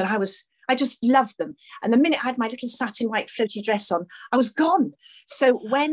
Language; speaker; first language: English; native; English